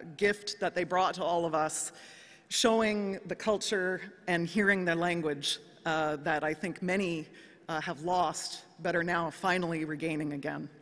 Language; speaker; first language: English; native; English